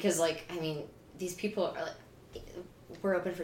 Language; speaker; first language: English; native; English